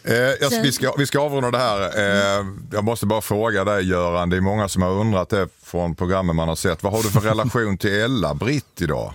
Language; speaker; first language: Swedish; native; Swedish